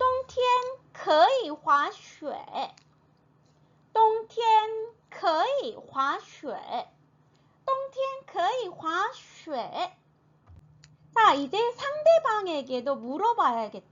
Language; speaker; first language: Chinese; non-native, fluent; Korean